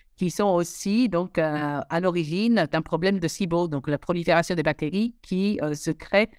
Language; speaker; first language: French; non-native, fluent; English